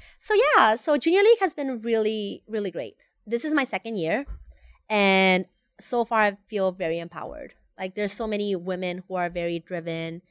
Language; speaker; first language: English; non-native, fluent; Spanish